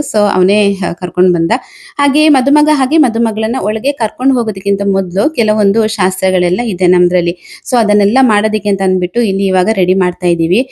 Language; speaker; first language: Kannada; non-native, local second language; Tulu